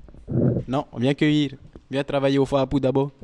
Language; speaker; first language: French; native; French